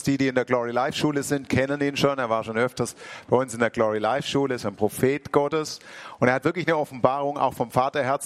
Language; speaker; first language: German; native; German